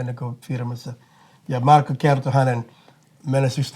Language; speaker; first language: Finnish; non-native, fluent; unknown